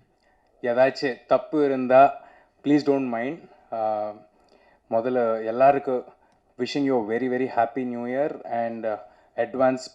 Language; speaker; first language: Tamil; non-native, learner; Telugu